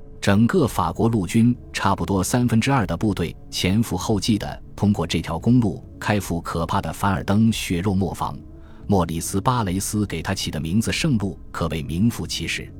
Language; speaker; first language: Chinese; native; Chinese